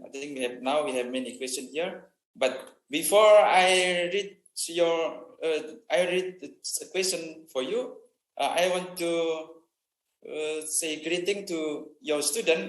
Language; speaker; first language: English; non-native, fluent; Indonesian